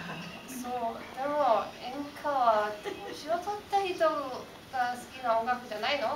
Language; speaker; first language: Japanese; non-native, learner; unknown